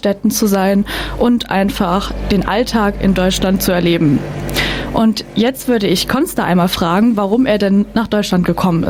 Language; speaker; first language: German; native; German